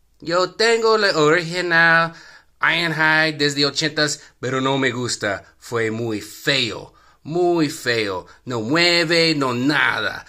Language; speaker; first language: Spanish; non-native, learner; English